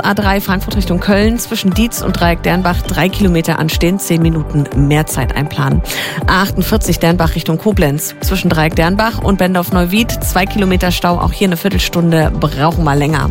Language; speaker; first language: German; native; German